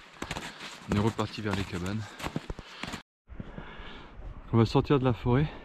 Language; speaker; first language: French; native; French